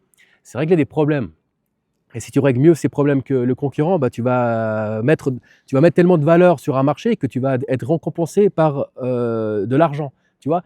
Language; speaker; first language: French; native; French